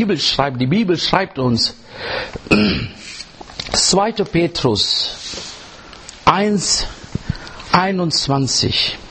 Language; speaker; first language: German; non-native, learner; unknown